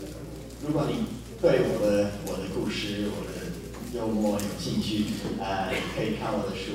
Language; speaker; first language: Chinese; non-native, fluent; English